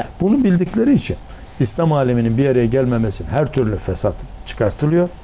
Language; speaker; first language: Turkish; native; Turkish